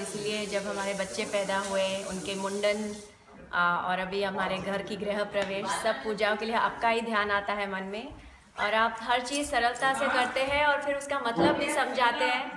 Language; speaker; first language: Hindi; native; Hindi